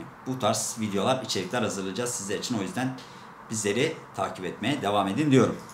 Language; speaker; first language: Turkish; native; Turkish